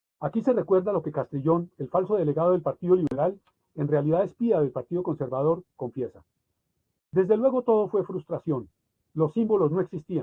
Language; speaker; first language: Spanish; native; Spanish